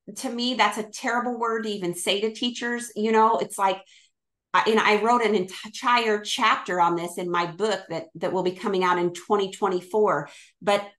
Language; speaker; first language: English; native; English